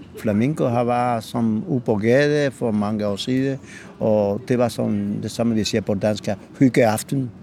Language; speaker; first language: Danish; non-native, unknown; Spanish